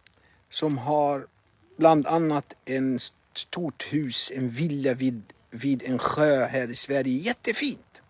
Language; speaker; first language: Swedish; non-native, fluent; Arabic